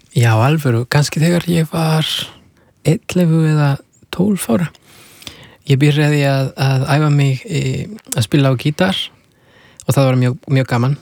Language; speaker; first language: Icelandic; non-native, fluent; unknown